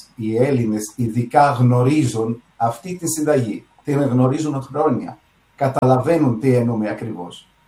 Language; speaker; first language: Greek; early bilingual, heritage; Arabic